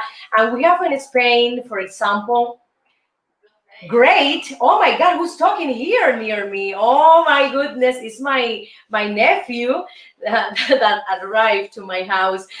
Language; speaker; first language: English; non-native, fluent; Spanish